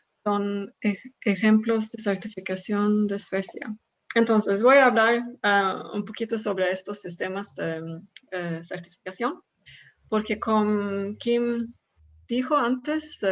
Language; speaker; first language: Spanish; non-native, fluent; Swedish